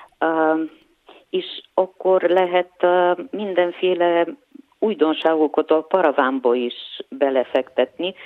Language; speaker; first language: Hungarian; non-native, fluent; Bulgarian